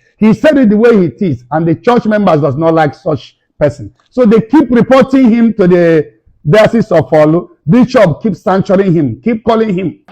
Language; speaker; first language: English; non-native, local second language; Igbo